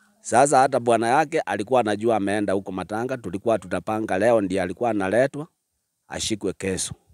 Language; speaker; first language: Swahili; non-native, local second language; Gusii